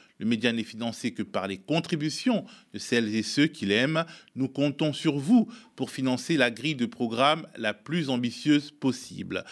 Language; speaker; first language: French; native; French